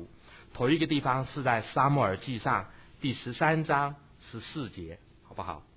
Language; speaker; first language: Chinese; native; Chinese